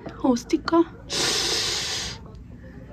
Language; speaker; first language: Korean; non-native, learner; Italian